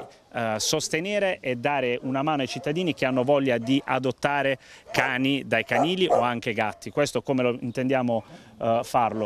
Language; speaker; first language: Italian; native; Italian